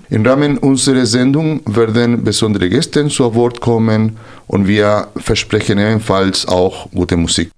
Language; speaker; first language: German; non-native, fluent; Spanish